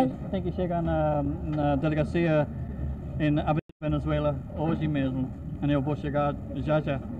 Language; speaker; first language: Portuguese; non-native, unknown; English